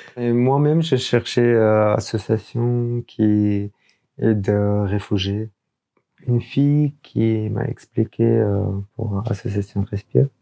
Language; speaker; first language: French; non-native, learner; Urdu